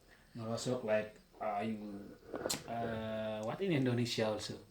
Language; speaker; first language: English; non-native, learner; Indonesian